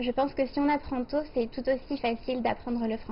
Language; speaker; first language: French; native; French